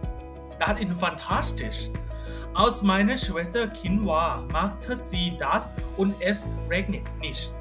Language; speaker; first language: German; non-native, learner; Thai